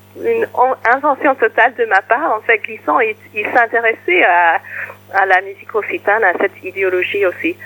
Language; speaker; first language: French; early bilingual, other home language; English